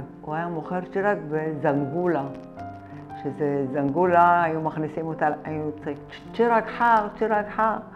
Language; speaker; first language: Hebrew; early bilingual, other home language; Arabic